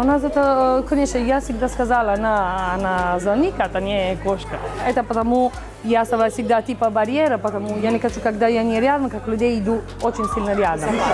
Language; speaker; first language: Russian; non-native, learner; Italian